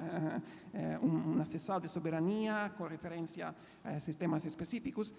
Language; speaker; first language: Portuguese; non-native, fluent; Italian